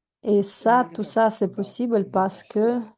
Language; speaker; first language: French; non-native, fluent; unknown